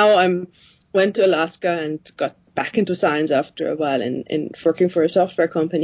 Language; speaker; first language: English; non-native, fluent; German